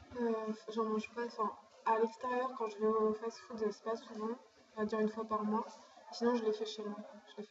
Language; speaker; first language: French; native; French